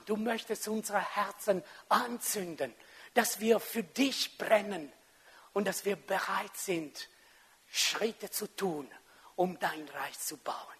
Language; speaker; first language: German; non-native, local second language; French